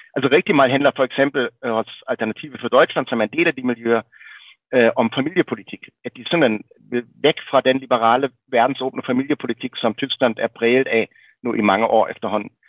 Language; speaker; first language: Danish; native; Danish